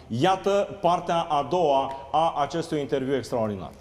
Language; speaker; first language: Romanian; native; Romanian